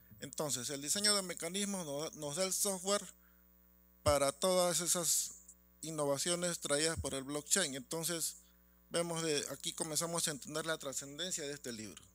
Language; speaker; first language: Spanish; native; Spanish